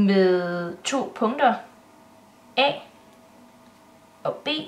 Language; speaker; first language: Danish; native; Danish